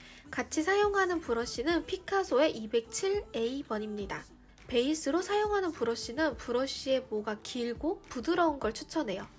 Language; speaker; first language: Korean; native; Korean